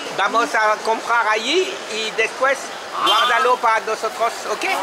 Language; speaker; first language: Spanish; non-native, learner; French